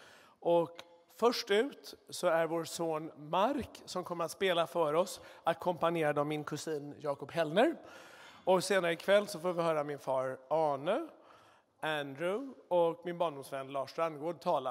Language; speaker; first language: Swedish; native; Swedish